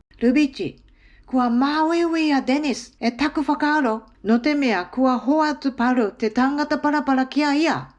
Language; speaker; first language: Māori; non-native, learner; Japanese